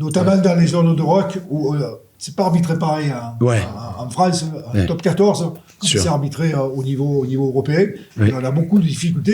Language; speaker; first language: French; native; French